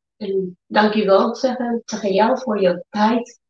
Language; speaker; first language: Dutch; non-native, learner; Spanish